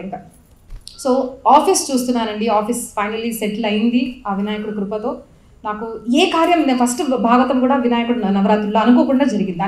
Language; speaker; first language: Telugu; non-native, local second language; Marathi